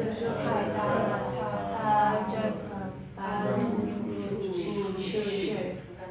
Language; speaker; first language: Chinese; non-native, learner; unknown